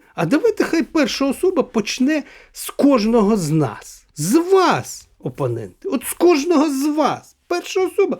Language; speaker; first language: Ukrainian; non-native, local second language; Russian